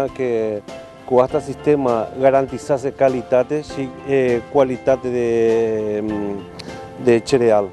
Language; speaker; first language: Romanian; non-native, learner; Spanish